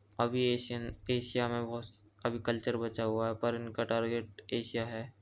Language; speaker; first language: Hindi; native; Hindi